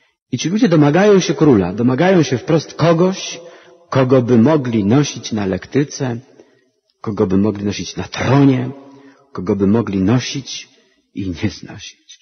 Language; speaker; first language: Polish; native; Polish